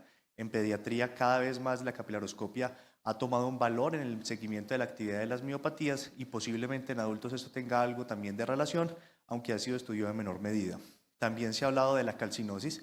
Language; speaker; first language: Spanish; native; Spanish